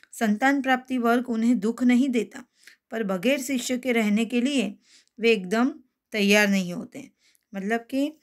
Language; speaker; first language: Hindi; non-native, local second language; Gujarati